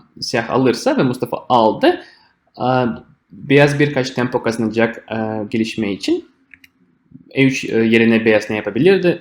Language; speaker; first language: Turkish; non-native, fluent; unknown